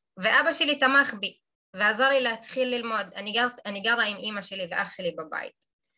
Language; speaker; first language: Hebrew; non-native, local second language; Arabic